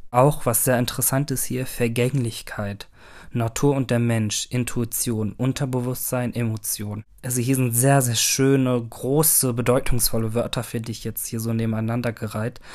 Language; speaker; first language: German; early bilingual, other home language; Turkish